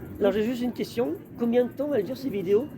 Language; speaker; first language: French; native; French